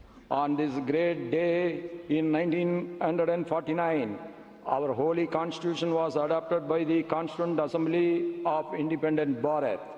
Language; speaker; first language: English; non-native, local second language; Tamil